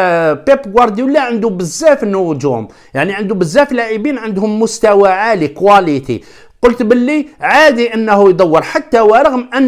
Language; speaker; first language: Arabic; native; Arabic